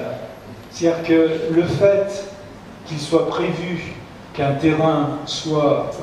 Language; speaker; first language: French; native; French